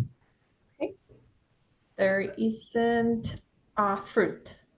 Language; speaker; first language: English; non-native, fluent; Spanish